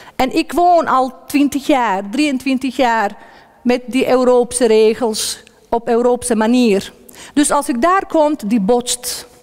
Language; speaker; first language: Dutch; non-native, fluent; Bosnian